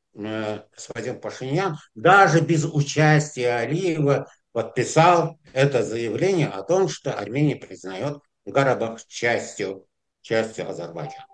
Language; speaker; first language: Russian; non-native, fluent; Azerbaijani